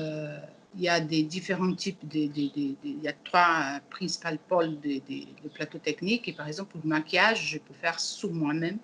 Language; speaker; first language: French; non-native, learner; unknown